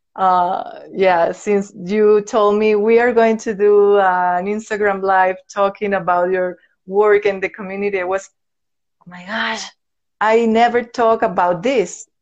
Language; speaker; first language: English; non-native, learner; Spanish